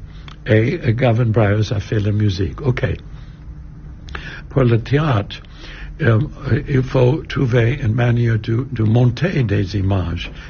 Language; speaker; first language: French; non-native, learner; English